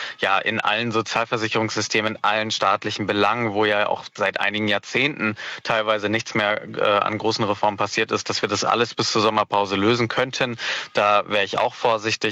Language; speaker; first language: German; native; German